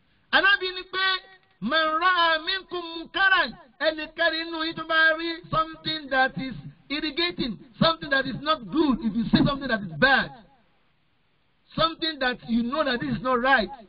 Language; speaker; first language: English; non-native, local second language; Yoruba